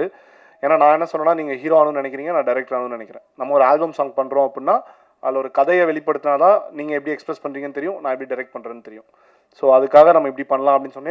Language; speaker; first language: Tamil; native; Tamil